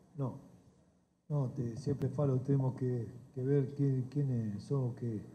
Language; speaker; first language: Portuguese; non-native, learner; Spanish